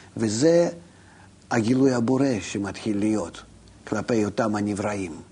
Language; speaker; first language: Hebrew; non-native, fluent; Russian